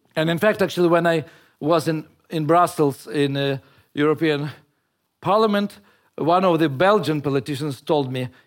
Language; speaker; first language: English; non-native, fluent; Russian